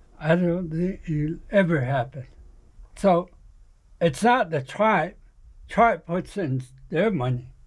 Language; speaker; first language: English; non-native, local second language; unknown